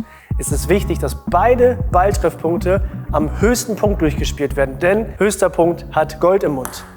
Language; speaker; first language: German; native; German